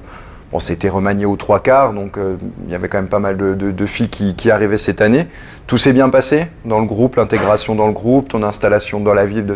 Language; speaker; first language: French; native; French